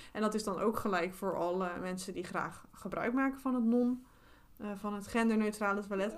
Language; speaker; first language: Dutch; native; Dutch